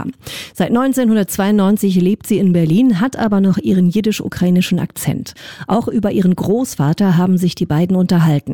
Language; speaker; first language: German; native; German